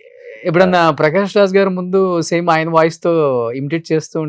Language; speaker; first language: Telugu; native; Telugu